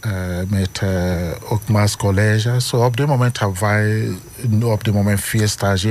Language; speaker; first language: Dutch; non-native, fluent; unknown